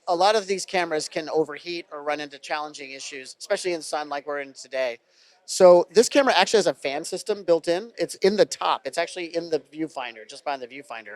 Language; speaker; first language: English; native; English